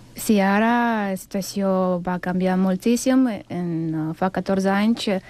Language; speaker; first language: Catalan; non-native, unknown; Russian